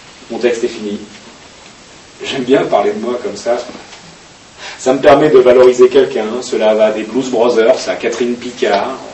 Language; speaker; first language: French; native; French